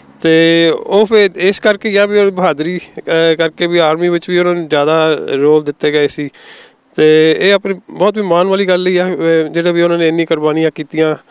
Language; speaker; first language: Punjabi; early bilingual, heritage; Punjabi